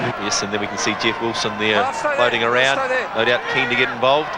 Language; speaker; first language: English; native; English